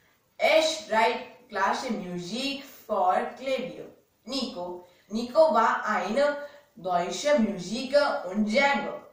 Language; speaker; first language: German; non-native, learner; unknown